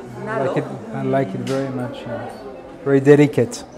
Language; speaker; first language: English; non-native, learner; French